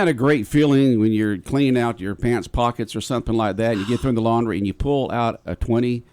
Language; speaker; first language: English; native; English